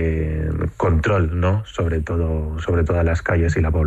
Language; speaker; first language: Spanish; native; Spanish